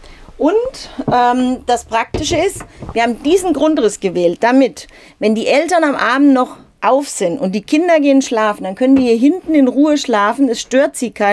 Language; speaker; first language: German; native; German